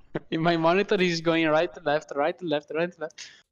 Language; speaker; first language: English; non-native, learner; Italian